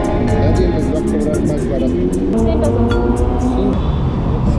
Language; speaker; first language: Spanish; native; Spanish